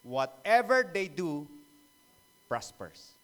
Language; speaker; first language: English; non-native, local second language; Filipino